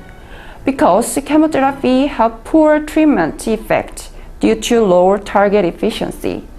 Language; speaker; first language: English; non-native, learner; Korean